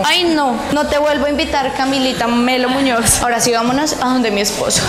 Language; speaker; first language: Spanish; native; Spanish